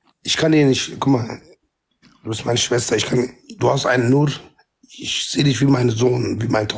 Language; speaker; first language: German; non-native, fluent; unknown